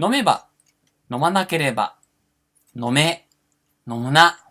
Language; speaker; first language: Japanese; non-native, fluent; Portuguese